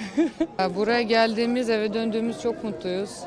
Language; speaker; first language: Turkish; non-native, fluent; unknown